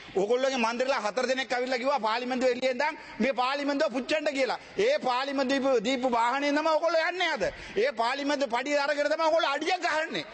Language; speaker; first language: Sinhala; non-native, local second language; Tamil